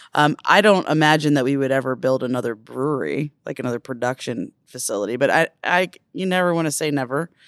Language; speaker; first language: English; native; English